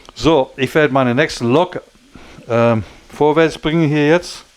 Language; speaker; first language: German; non-native, learner; English